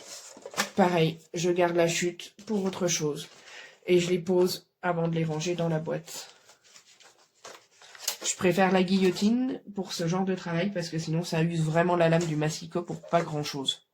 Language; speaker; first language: French; native; French